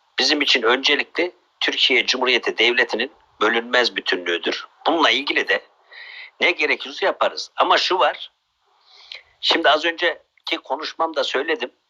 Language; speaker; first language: Turkish; native; Turkish